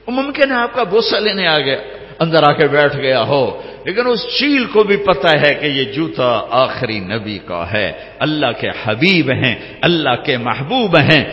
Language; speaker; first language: Urdu; native; Urdu